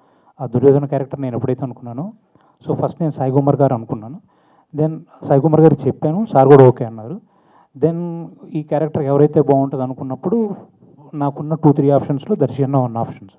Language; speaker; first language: Telugu; native; Telugu